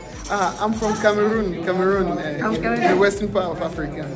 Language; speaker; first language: English; non-native, fluent; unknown